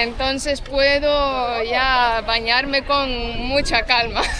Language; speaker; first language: Spanish; non-native, fluent; Estonian